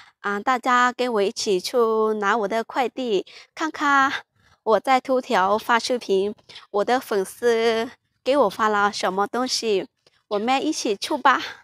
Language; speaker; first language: Chinese; non-native, fluent; Lao